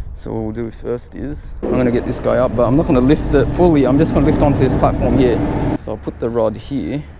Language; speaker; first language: English; native; English